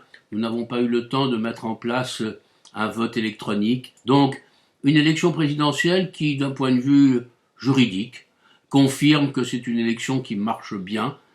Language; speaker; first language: French; native; French